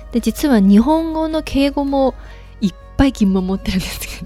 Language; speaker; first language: Japanese; non-native, fluent; Chinese